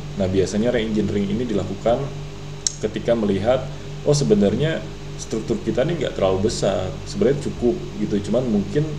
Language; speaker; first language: Indonesian; native; Indonesian